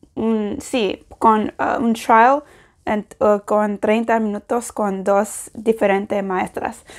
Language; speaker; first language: Spanish; non-native, learner; English